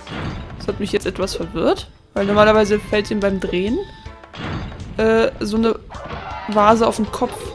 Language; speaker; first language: German; native; German